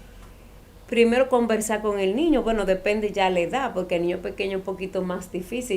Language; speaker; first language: Spanish; native; Spanish